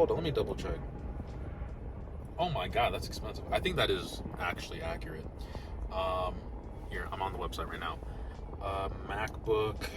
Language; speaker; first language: English; native; English